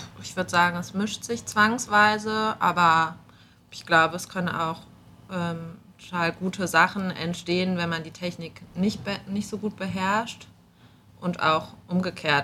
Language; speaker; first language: German; native; German